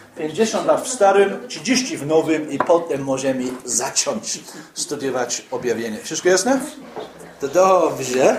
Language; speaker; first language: Polish; non-native, fluent; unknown